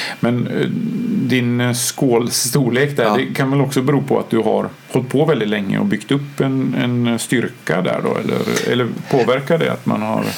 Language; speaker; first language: Swedish; native; Swedish